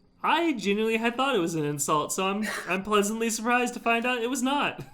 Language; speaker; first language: English; native; English